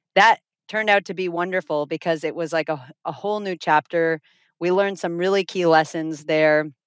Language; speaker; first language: English; non-native, fluent; Finnish